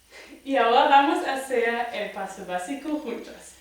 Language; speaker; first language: Spanish; non-native, fluent; German